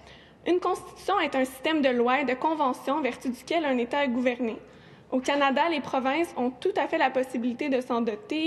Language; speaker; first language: French; native; French